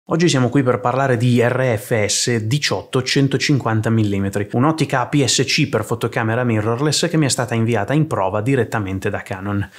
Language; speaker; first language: Italian; native; Italian